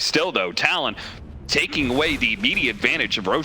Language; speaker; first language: English; native; English